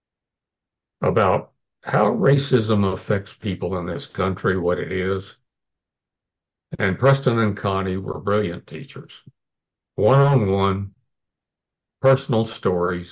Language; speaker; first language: English; native; English